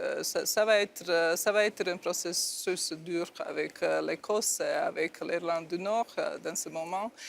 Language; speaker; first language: French; non-native, fluent; Croatian